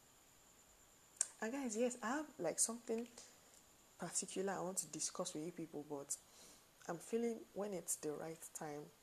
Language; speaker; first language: English; non-native, local second language; Yoruba